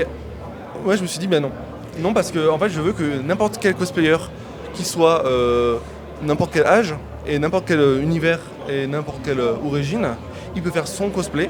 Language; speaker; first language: French; native; French